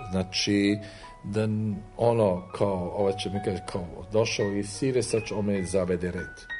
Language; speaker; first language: Croatian; non-native, fluent; Arabic